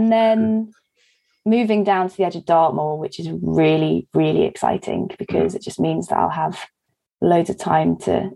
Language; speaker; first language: English; native; English